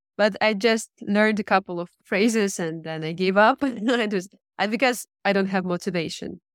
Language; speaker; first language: English; non-native, fluent; Russian